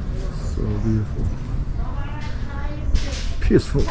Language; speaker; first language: English; non-native, fluent; Turkish